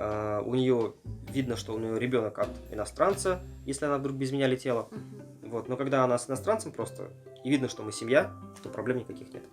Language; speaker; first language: Russian; native; Russian